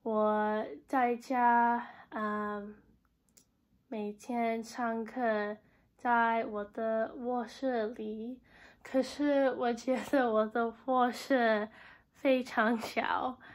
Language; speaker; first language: Chinese; non-native, learner; English